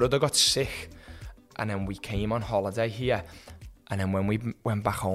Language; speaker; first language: English; native; English